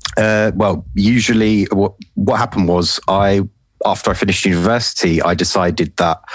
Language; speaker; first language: English; native; English